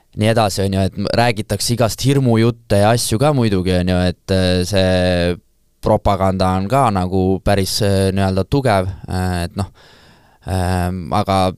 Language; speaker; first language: Estonian; native; Estonian